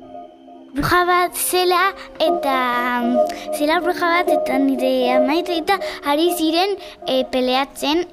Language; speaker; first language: Basque; non-native, local second language; Spanish